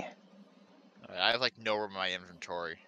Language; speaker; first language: English; native; English